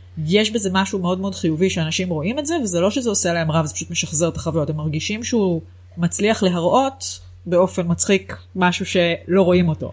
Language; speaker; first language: Hebrew; native; Hebrew